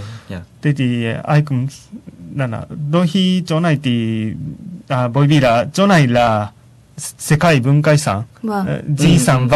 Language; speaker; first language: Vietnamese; non-native, fluent; Japanese